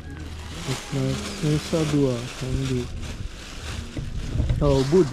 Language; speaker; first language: English; non-native, local second language; Sinhala